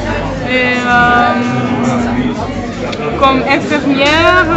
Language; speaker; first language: French; non-native, fluent; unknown